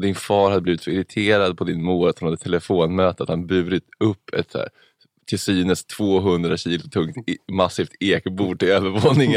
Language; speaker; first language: Swedish; native; Swedish